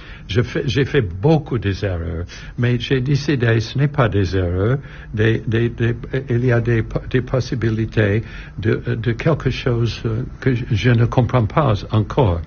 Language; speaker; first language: French; non-native, learner; English